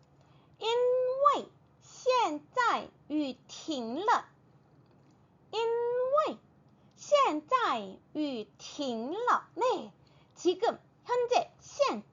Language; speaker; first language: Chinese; non-native, fluent; Korean